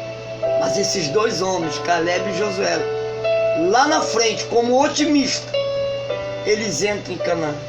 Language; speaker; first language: Portuguese; native; Portuguese